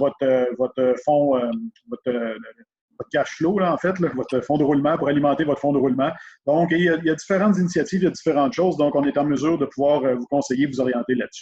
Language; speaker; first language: French; native; French